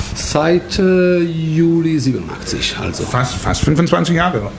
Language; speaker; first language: German; non-native, learner; Italian